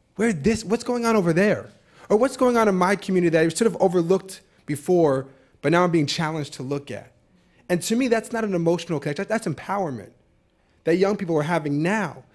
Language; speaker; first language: English; native; English